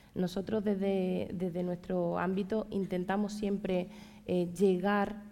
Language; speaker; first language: Spanish; native; Spanish